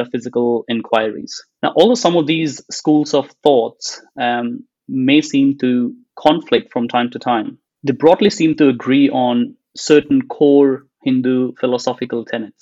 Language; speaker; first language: English; non-native, local second language; Bangla